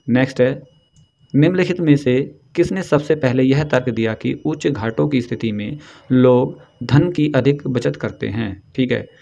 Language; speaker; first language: Hindi; native; Hindi